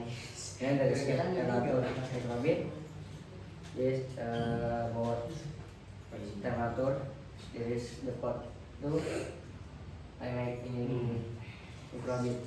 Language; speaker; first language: English; non-native, learner; Indonesian